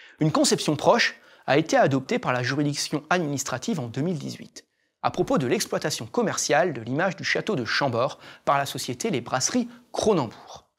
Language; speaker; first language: French; native; French